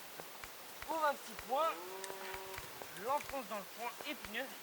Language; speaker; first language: French; native; French